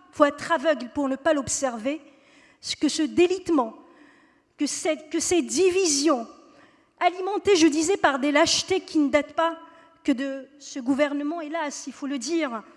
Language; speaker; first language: French; non-native, local second language; Kabyle